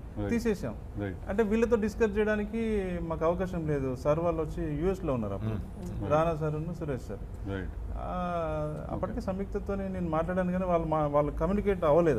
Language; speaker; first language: Telugu; native; Telugu